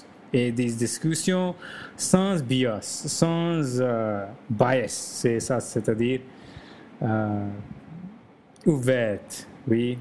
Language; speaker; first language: French; non-native, learner; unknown